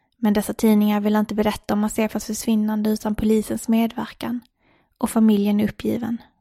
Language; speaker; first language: Swedish; native; Swedish